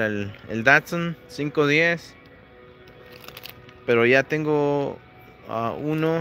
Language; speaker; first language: Spanish; early bilingual, heritage; Spanish